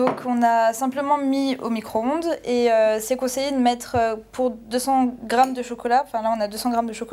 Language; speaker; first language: French; native; French